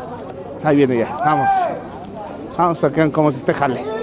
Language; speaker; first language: Spanish; native; Spanish